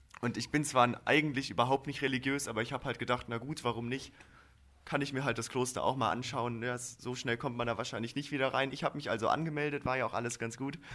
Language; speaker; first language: German; native; German